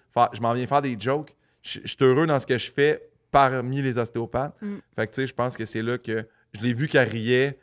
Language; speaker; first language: French; native; French